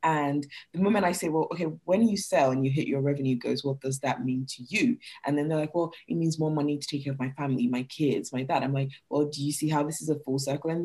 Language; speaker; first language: English; non-native, local second language; Yoruba